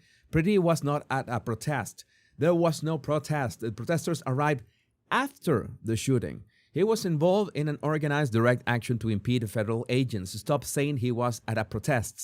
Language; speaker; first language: English; non-native, fluent; Spanish